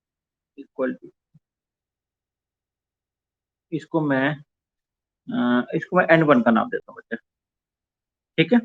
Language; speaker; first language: Hindi; non-native, local second language; Punjabi